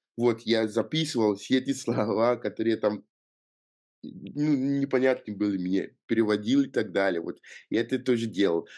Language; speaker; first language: Russian; non-native, fluent; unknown